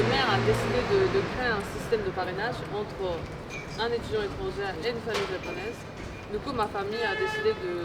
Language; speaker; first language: French; non-native, fluent; Japanese